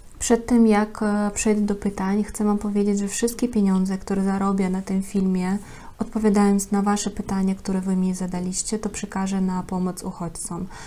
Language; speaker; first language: Polish; non-native, fluent; Russian